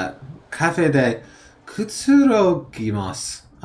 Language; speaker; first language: Japanese; non-native, learner; English